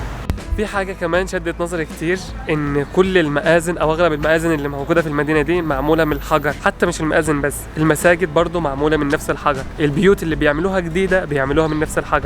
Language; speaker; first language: Arabic; native; Arabic